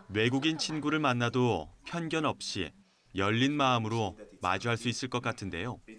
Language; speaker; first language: Korean; native; Korean